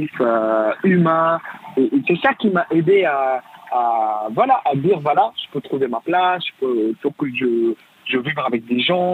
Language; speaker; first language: French; non-native, fluent; Arabic